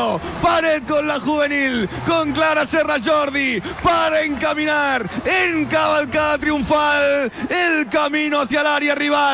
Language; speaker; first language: Spanish; native; Spanish